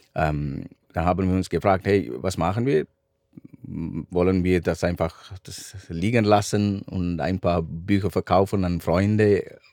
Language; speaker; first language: German; non-native, fluent; Sinhala